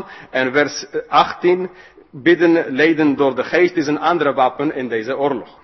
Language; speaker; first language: Dutch; non-native, fluent; English